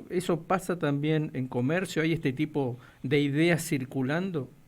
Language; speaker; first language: Spanish; native; Spanish